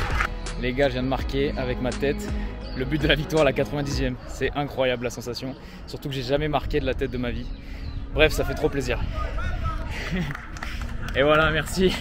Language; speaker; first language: French; native; French